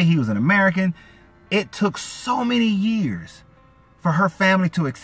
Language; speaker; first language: English; native; English